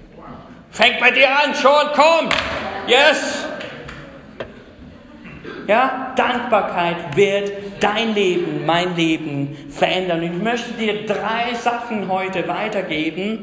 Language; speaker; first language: German; non-native, fluent; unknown